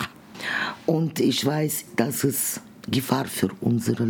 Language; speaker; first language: German; non-native, learner; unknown